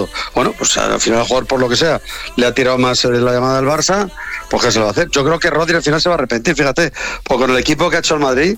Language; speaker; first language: Spanish; native; Spanish